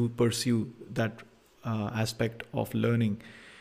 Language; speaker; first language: English; non-native, local second language; Hindi